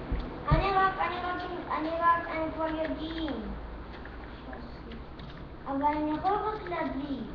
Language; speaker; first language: Hebrew; early bilingual, other home language; Russian